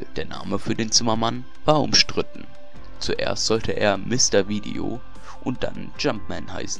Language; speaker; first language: German; native; German